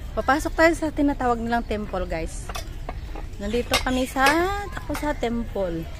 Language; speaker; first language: Filipino; non-native, local second language; Hiligaynon